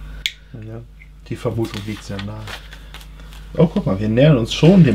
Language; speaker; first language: German; native; German